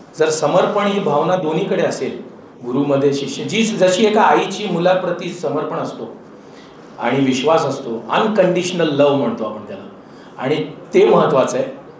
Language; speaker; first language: Marathi; native; Marathi